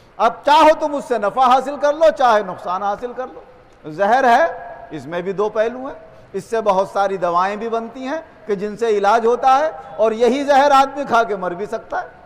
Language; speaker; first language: Urdu; native; Urdu